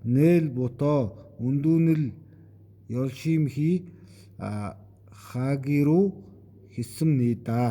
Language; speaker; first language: Korean; non-native, learner; Mongolian